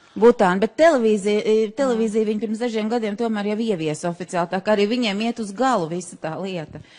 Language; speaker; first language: Latvian; native; Latvian